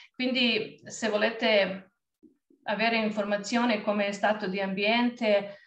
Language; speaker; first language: Italian; non-native, fluent; Serbian